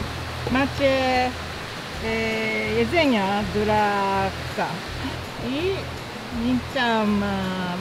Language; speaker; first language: Polish; non-native, learner; Japanese